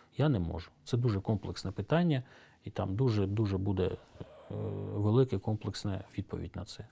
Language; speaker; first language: Ukrainian; non-native, local second language; Crimean Tatar